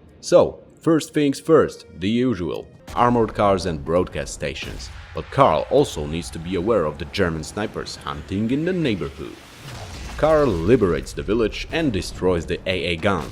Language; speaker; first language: English; non-native, fluent; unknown